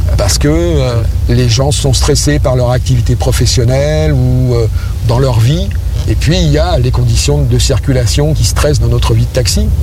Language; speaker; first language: French; native; French